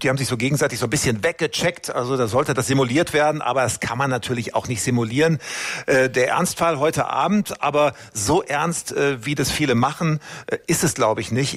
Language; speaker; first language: German; native; German